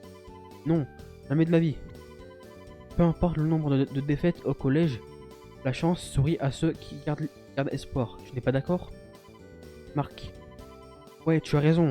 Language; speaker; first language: French; native; French